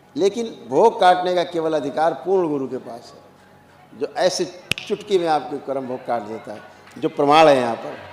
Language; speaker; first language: Hindi; native; Hindi